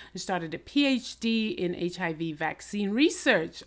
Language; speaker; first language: English; non-native, local second language; Shona